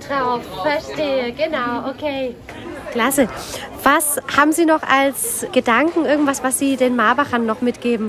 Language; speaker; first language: German; native; German